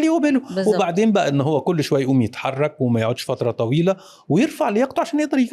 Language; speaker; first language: Arabic; native; Arabic